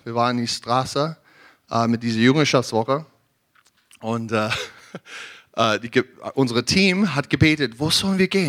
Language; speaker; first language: German; non-native, learner; English